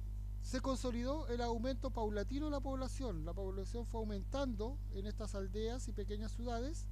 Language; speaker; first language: Spanish; native; Spanish